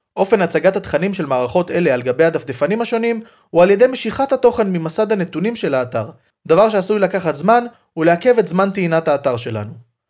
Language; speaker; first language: Hebrew; native; Hebrew